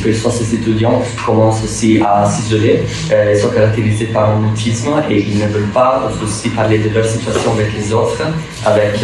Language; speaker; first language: French; non-native, learner; Italian